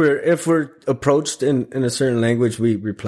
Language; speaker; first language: English; early bilingual, other home language; Spanish